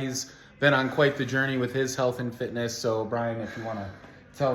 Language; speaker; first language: English; native; English